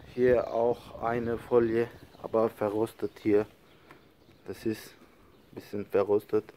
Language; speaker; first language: German; non-native, learner; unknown